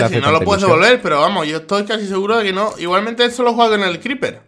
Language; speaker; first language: Spanish; native; Spanish